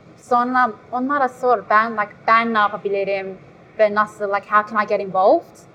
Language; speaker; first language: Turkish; early bilingual, heritage; Turkish